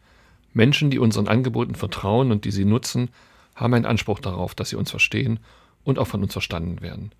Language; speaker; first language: German; native; German